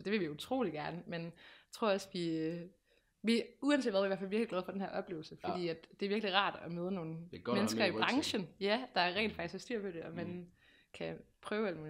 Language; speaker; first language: Danish; native; Danish